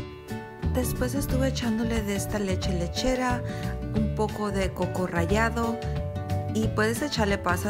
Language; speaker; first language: Spanish; native; Spanish